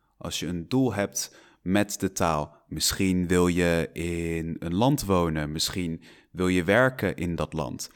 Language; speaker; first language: Dutch; non-native, fluent; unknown